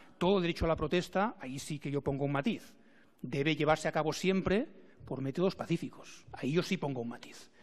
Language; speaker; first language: Spanish; non-native, local second language; Catalan